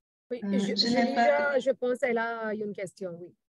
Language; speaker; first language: French; non-native, fluent; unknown